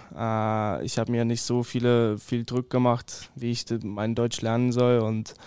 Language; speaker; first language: German; early bilingual, other home language; Polish